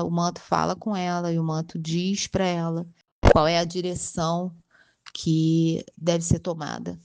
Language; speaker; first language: Portuguese; native; Portuguese